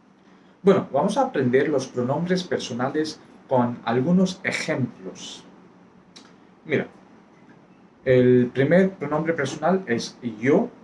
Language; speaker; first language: Spanish; non-native, fluent; Hindi